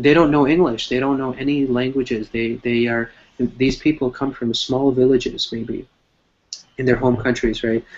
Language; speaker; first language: English; non-native, fluent; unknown